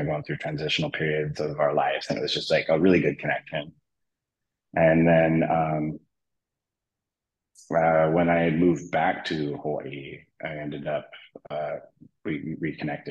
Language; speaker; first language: English; native; English